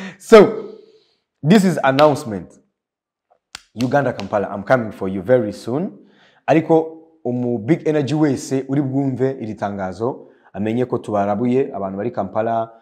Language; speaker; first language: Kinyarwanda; early bilingual, heritage; Kinyarwanda